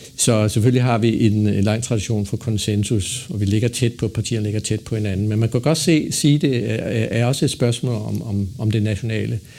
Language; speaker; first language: Danish; native; Danish